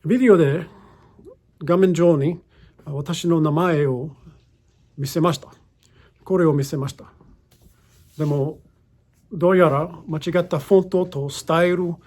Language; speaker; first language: Japanese; non-native, learner; English